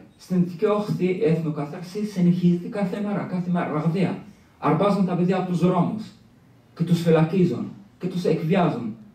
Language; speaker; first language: Greek; early bilingual, other home language; Arabic